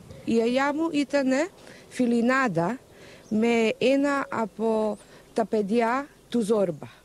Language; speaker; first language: Greek; early bilingual, heritage; Macedonian